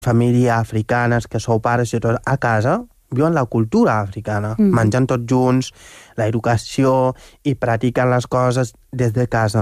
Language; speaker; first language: Catalan; non-native, fluent; Wolof